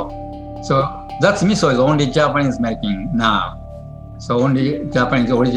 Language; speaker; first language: English; non-native, learner; Japanese